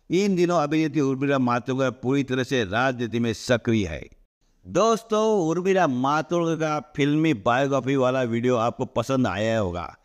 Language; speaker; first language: Hindi; non-native, local second language; Marathi